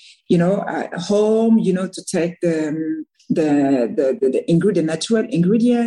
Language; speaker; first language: English; non-native, learner; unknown